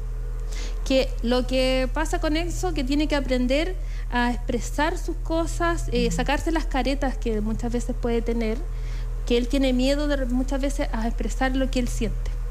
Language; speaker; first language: Spanish; native; Spanish